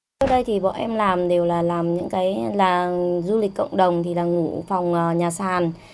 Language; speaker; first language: Vietnamese; non-native, local second language; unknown